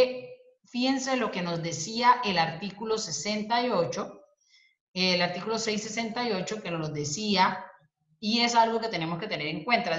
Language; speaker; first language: Spanish; native; Spanish